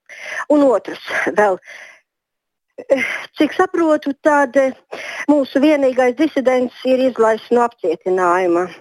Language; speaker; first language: Latvian; native; Latvian